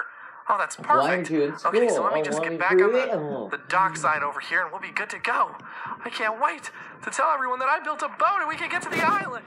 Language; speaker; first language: English; native; English